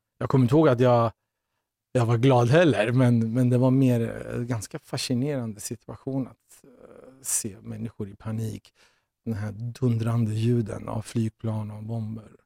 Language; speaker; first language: Swedish; early bilingual, other home language; Persian